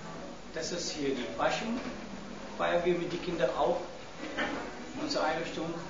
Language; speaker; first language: German; non-native, learner; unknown